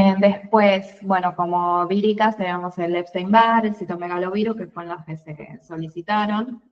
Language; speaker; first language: Spanish; native; Spanish